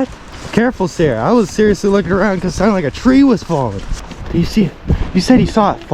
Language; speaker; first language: English; native; English